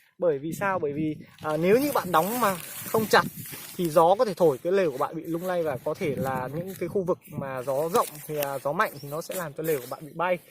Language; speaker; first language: Vietnamese; native; Vietnamese